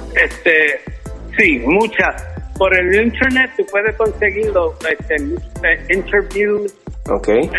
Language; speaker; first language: Spanish; early bilingual, heritage; Spanish